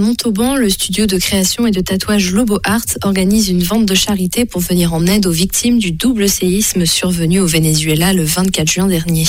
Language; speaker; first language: French; native; French